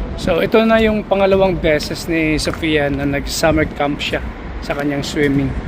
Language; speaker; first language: Filipino; native; Filipino